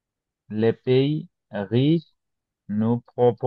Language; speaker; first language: French; non-native, learner; Bangla